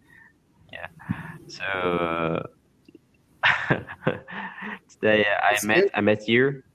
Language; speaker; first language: English; non-native, learner; Vietnamese